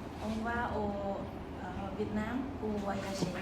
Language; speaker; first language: French; non-native, learner; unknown